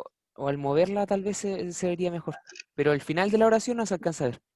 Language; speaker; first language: Spanish; native; Spanish